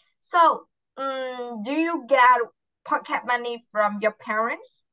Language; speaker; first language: English; non-native, fluent; Vietnamese